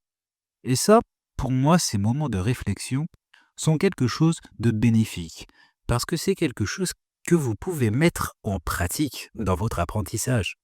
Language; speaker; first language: French; native; French